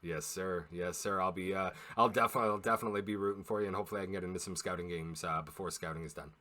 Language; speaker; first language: English; native; English